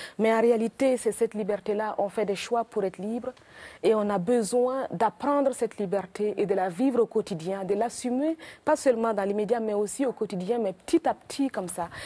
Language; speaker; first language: French; non-native, local second language; Mossi